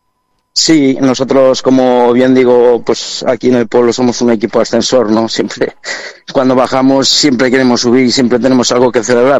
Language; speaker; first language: Spanish; native; Spanish